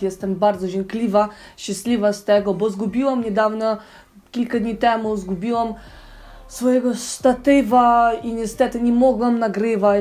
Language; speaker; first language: Polish; non-native, learner; Ukrainian